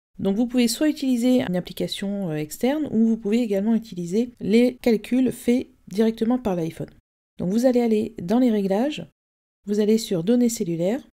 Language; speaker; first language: French; native; French